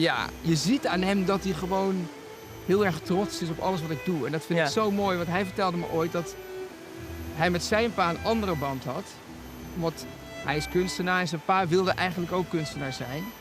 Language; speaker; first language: Dutch; native; Dutch